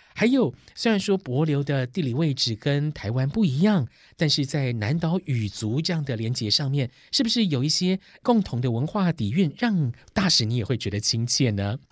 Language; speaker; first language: Chinese; native; Chinese